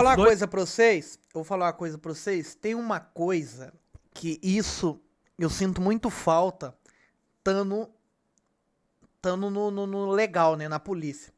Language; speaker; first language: Portuguese; native; Portuguese